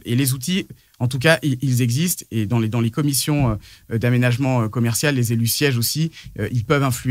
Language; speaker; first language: French; native; French